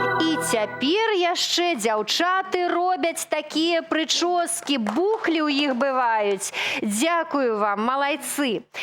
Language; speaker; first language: Belarusian; native; Belarusian